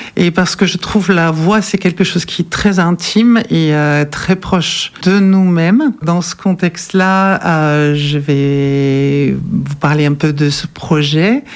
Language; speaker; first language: French; non-native, fluent; German